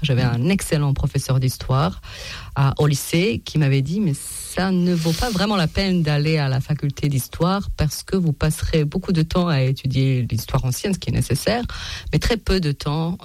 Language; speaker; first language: French; non-native, fluent; Serbian